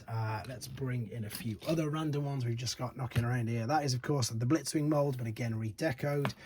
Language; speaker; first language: English; native; English